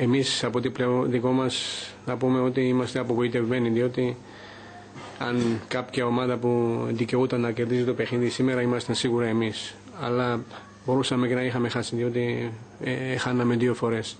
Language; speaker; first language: Greek; non-native, fluent; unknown